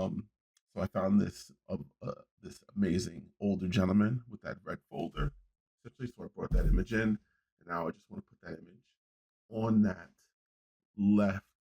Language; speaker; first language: English; native; English